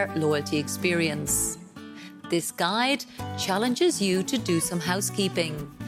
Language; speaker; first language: English; native; English